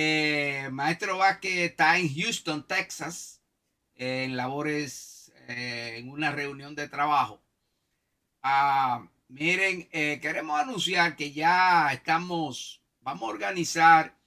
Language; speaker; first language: Spanish; native; Spanish